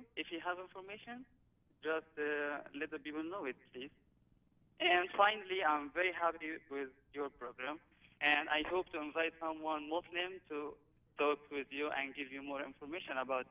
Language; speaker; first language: English; non-native, learner; Arabic